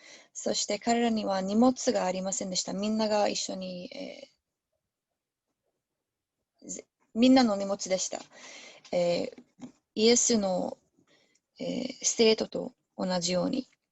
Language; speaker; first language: Japanese; non-native, learner; English